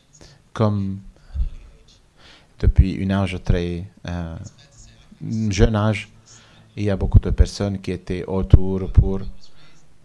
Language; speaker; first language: French; non-native, fluent; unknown